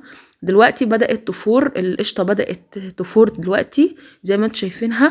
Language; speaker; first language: Arabic; native; Arabic